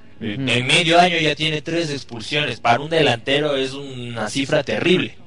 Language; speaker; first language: Spanish; native; Spanish